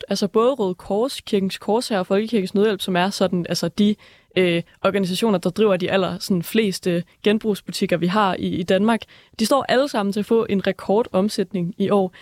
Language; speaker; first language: Danish; native; Danish